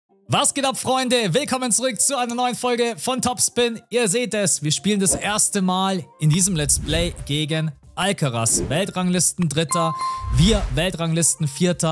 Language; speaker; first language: German; native; German